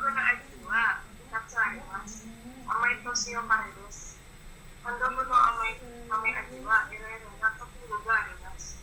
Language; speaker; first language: Japanese; non-native, learner; Indonesian